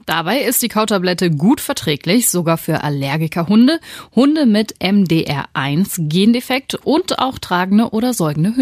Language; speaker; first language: German; native; German